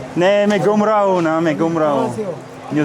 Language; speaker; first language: Hindi; non-native, learner; English